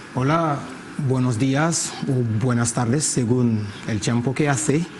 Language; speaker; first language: Spanish; non-native, fluent; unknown